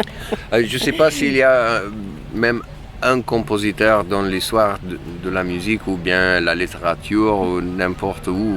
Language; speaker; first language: French; non-native, fluent; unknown